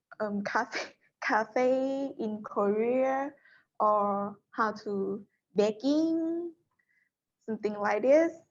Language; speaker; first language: English; non-native, learner; Thai